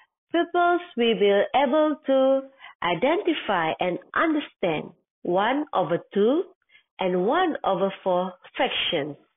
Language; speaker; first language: English; non-native, local second language; Malay